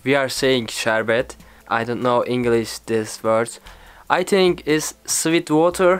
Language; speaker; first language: English; non-native, learner; Turkish